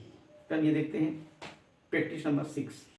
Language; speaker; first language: Hindi; native; Hindi